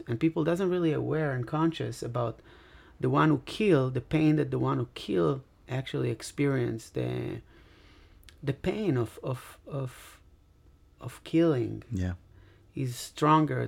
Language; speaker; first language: English; non-native, fluent; Hebrew